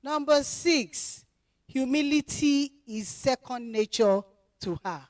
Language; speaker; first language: English; non-native, local second language; Yoruba